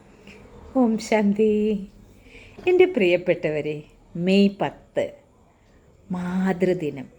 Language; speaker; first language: Malayalam; native; Malayalam